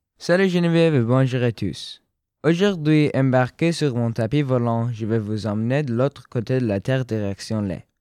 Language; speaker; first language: French; non-native, fluent; Persian